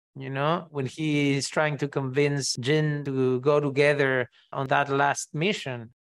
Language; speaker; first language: English; non-native, fluent; Spanish